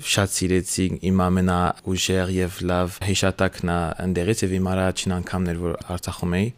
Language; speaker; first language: Armenian; early bilingual, heritage; French